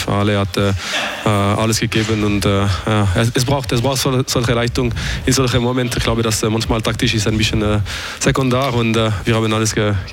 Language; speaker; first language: German; non-native, local second language; French